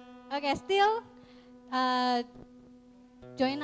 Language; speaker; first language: English; non-native, fluent; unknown